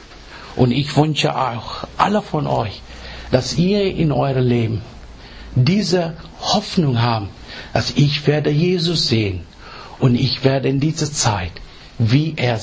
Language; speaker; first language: German; non-native, learner; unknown